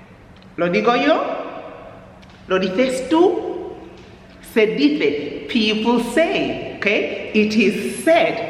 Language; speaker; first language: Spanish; non-native, fluent; English